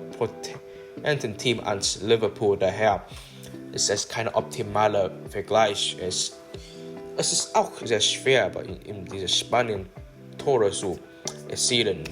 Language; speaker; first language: German; non-native, learner; English